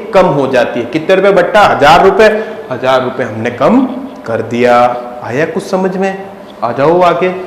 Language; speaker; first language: Hindi; native; Hindi